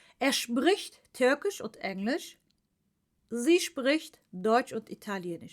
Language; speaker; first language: German; non-native, fluent; Turkish